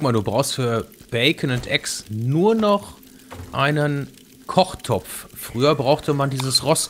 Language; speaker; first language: German; native; German